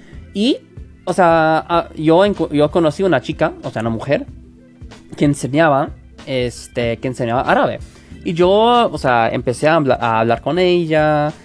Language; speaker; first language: Spanish; non-native, fluent; English